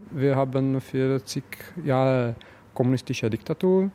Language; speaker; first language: German; non-native, learner; Czech